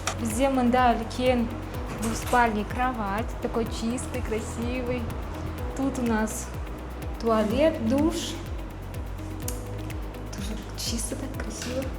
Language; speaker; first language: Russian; non-native, local second language; Kazakh